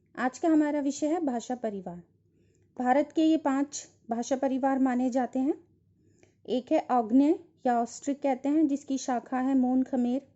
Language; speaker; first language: Hindi; native; Hindi